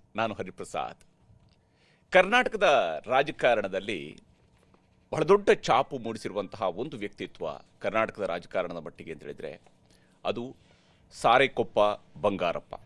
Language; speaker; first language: Kannada; native; Kannada